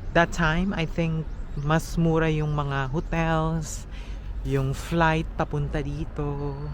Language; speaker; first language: Filipino; native; Filipino